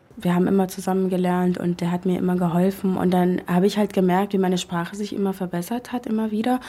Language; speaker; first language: German; non-native, fluent; Arabic